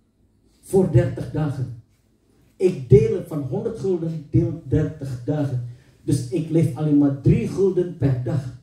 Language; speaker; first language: Dutch; non-native, learner; Indonesian